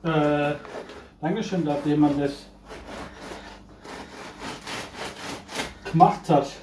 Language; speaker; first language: German; non-native, fluent; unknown